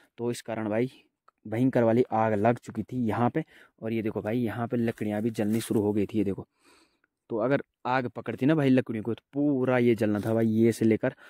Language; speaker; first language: Hindi; non-native, local second language; Garhwali